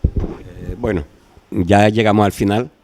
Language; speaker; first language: Spanish; non-native, fluent; Wolof